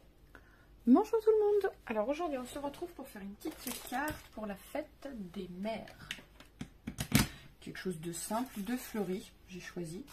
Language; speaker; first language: French; native; French